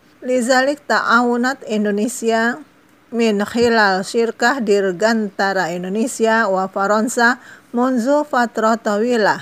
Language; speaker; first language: Arabic; non-native, fluent; Indonesian